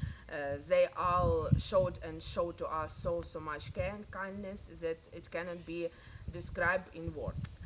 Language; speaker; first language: English; non-native, learner; Ukrainian